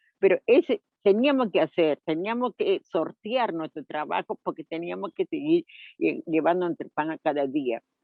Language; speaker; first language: Spanish; native; Spanish